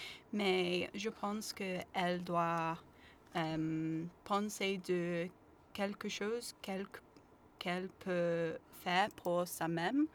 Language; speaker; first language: French; non-native, learner; English